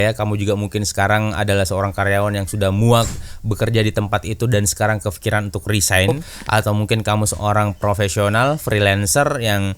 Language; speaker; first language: Indonesian; native; Indonesian